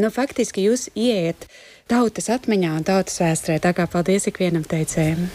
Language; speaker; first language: Latvian; native; Latvian